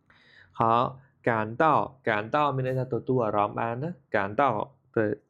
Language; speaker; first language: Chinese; non-native, fluent; Khmer